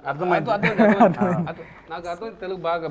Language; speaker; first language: Telugu; non-native, local second language; Tamil